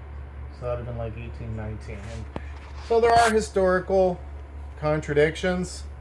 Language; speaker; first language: English; native; English